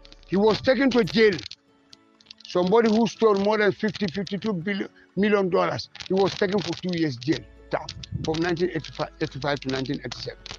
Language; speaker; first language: English; non-native, local second language; Mandingo